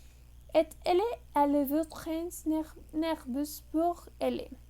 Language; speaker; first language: French; non-native, learner; Spanish